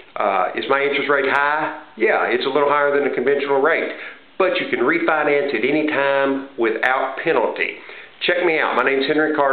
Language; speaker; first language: English; native; English